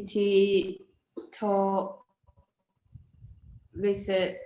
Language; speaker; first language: English; non-native, learner; Vietnamese